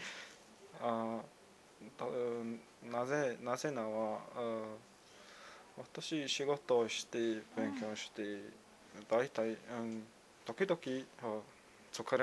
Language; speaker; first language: Japanese; non-native, learner; Mongolian